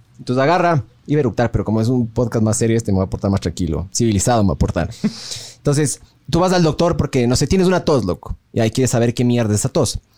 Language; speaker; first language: Spanish; native; Spanish